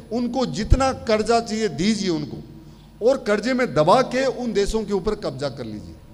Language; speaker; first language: Hindi; native; Hindi